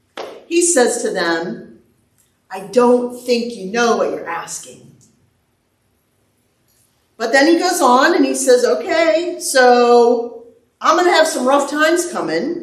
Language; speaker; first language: English; native; English